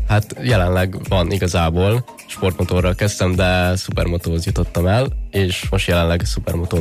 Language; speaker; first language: Hungarian; native; Hungarian